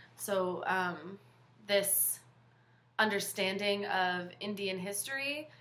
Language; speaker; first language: English; native; English